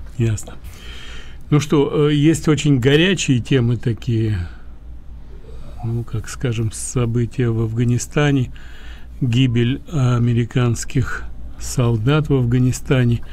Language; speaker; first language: Russian; native; Russian